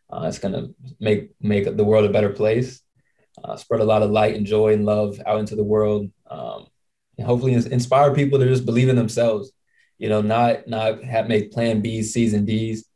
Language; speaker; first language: English; native; English